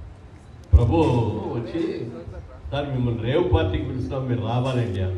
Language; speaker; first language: Telugu; native; Telugu